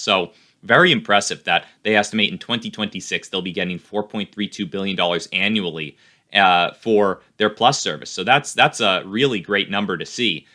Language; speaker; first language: English; native; English